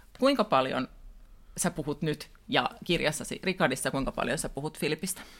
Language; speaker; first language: Finnish; native; Finnish